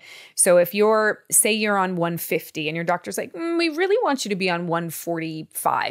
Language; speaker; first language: English; native; English